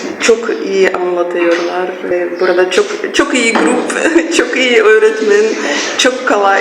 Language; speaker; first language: Turkish; non-native, learner; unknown